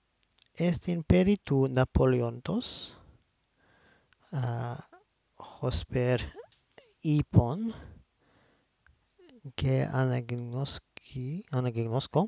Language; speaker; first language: Greek; non-native, learner; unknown